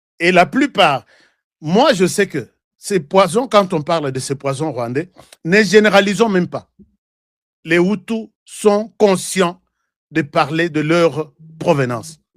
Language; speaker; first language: French; non-native, local second language; Lingala